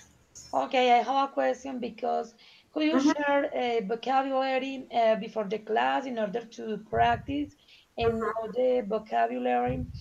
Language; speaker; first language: English; non-native, learner; Spanish